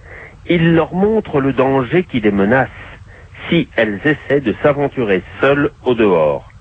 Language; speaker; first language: French; native; French